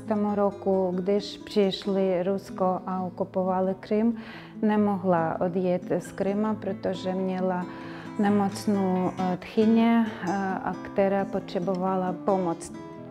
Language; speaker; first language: Ukrainian; native; Ukrainian